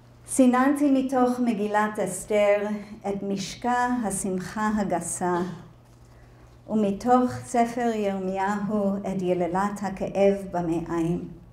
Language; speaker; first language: Hebrew; non-native, fluent; English